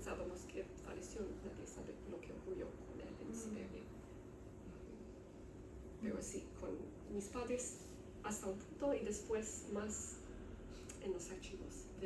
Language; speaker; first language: Spanish; non-native, learner; Romanian